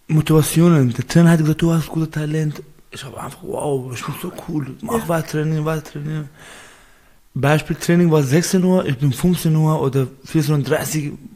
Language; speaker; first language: German; non-native, learner; Persian